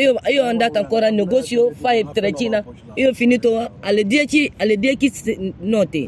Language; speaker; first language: Italian; non-native, learner; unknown